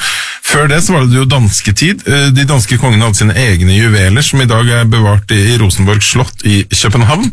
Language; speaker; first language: Norwegian; native; Norwegian